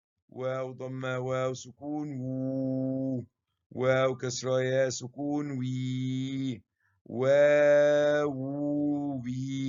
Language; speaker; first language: Arabic; non-native, fluent; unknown